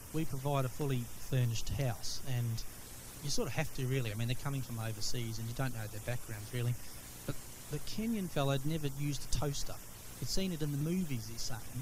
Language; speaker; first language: English; native; English